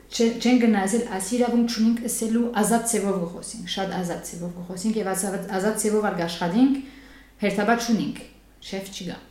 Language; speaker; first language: Armenian; native; Armenian